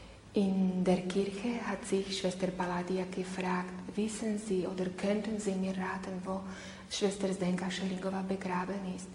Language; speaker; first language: German; non-native, learner; Slovak